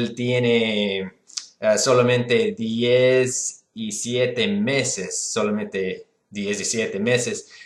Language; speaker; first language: Spanish; non-native, learner; English